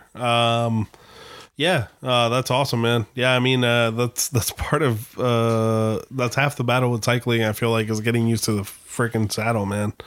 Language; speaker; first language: English; native; English